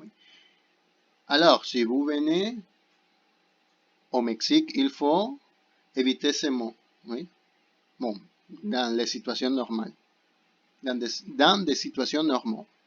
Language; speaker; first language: French; non-native, fluent; Spanish